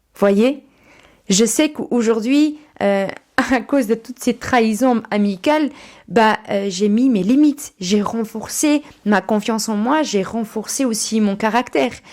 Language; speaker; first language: French; early bilingual, other home language; Portuguese